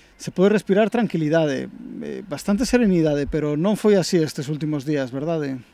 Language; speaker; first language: Galician; non-native, local second language; Spanish